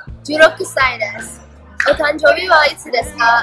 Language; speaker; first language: Japanese; non-native, learner; English